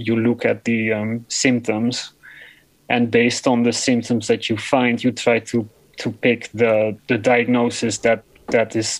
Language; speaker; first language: English; non-native, fluent; Dutch